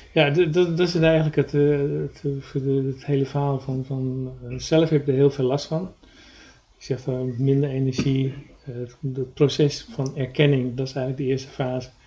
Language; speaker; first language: Dutch; native; Dutch